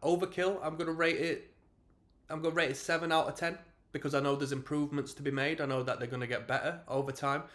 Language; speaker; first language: English; native; English